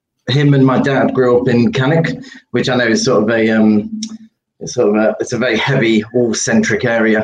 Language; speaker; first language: English; native; English